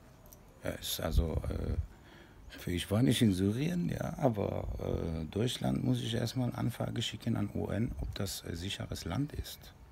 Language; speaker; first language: German; non-native, fluent; Persian